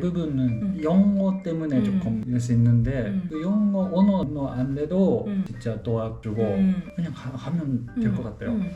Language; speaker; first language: Korean; non-native, learner; Japanese